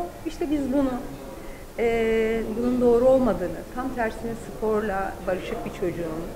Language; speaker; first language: Turkish; native; Turkish